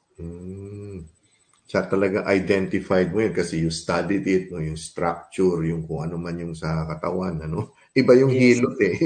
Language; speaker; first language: Filipino; native; Filipino